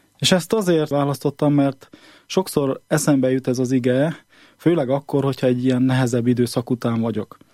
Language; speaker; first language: Hungarian; native; Hungarian